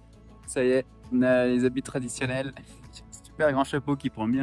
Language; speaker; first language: French; native; French